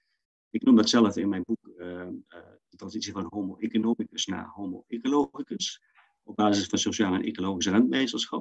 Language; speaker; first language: Dutch; native; Dutch